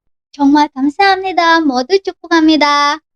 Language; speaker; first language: Korean; non-native, learner; Filipino